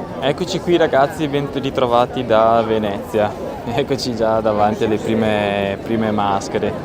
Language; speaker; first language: Italian; native; Italian